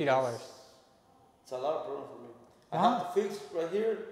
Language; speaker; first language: English; non-native, learner; Spanish